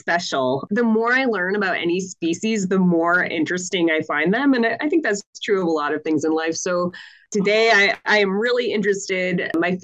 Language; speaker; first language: English; native; English